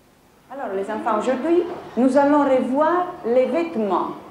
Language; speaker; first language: French; non-native, fluent; Italian